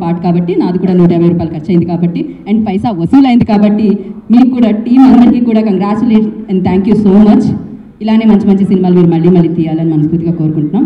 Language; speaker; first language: Telugu; native; Telugu